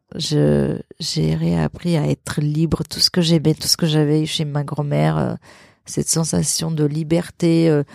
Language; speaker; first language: French; early bilingual, other home language; Portuguese